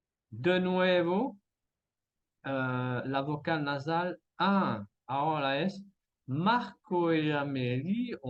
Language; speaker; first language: Spanish; non-native, fluent; French